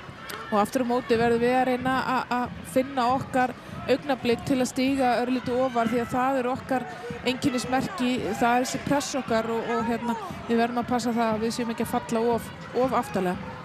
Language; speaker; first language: Icelandic; native; Icelandic